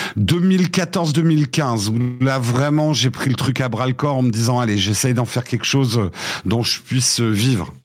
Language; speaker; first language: French; early bilingual, other home language; English